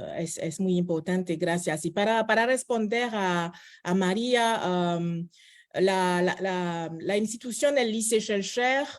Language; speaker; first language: Spanish; non-native, fluent; French